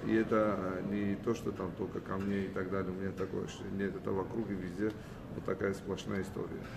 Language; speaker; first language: Russian; non-native, fluent; Georgian